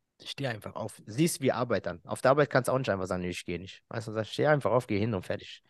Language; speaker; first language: German; early bilingual, other home language; Arabic